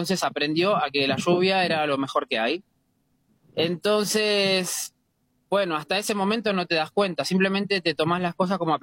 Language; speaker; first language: Spanish; native; Spanish